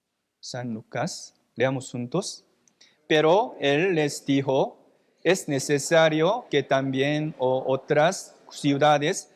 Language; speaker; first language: Spanish; non-native, fluent; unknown